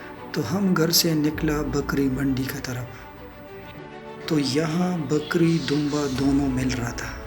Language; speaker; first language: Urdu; non-native, local second language; Pashto